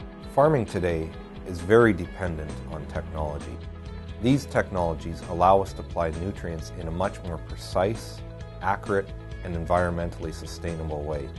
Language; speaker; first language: English; native; English